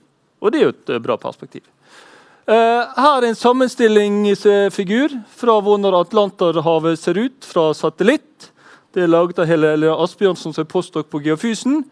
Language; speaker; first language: Norwegian; native; Norwegian